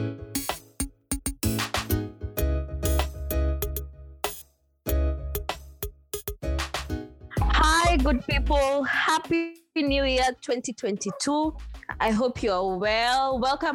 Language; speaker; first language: English; non-native, local second language; Swahili